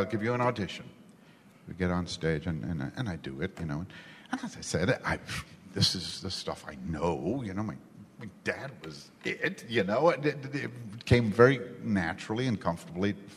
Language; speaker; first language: English; non-native, local second language; Gujarati